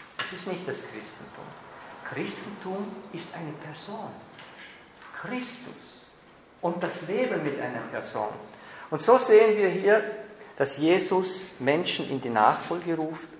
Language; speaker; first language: German; native; German